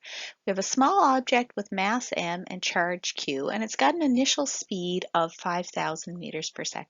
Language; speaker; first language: English; native; English